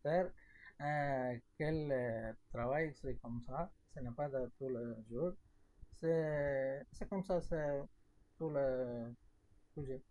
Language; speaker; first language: French; non-native, learner; Tamil